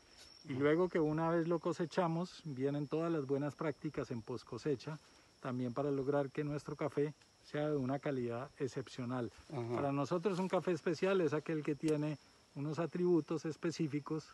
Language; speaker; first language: Spanish; native; Spanish